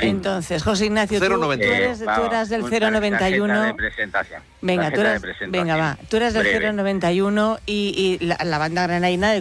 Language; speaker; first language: Spanish; native; Spanish